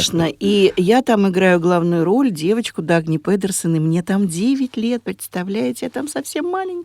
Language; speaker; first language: Russian; native; Russian